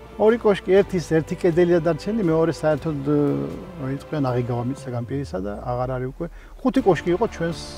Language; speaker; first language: Georgian; non-native, local second language; Svan